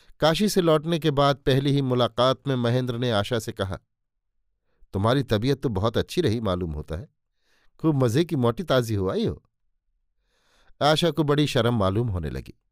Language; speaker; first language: Hindi; native; Hindi